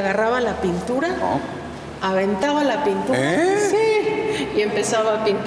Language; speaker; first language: Spanish; native; Spanish